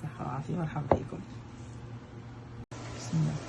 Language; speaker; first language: Arabic; native; Arabic